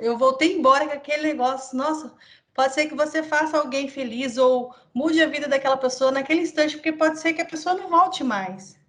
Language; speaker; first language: Portuguese; native; Portuguese